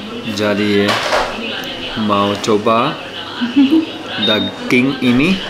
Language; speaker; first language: Indonesian; non-native, learner; German